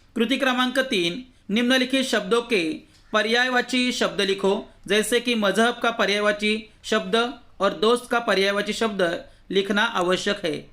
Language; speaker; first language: Hindi; non-native, local second language; Marathi